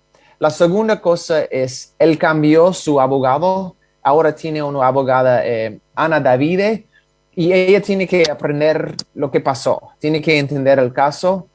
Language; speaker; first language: Spanish; non-native, fluent; English